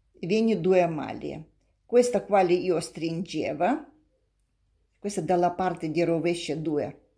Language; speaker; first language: Italian; non-native, learner; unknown